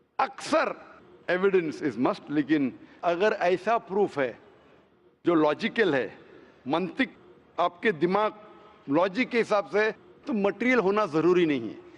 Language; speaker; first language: Hindi; non-native, local second language; Konkani